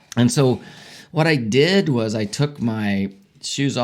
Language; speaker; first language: English; native; English